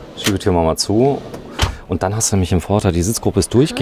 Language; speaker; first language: German; native; German